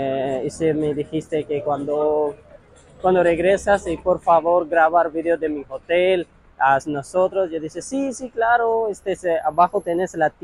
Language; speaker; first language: Spanish; non-native, learner; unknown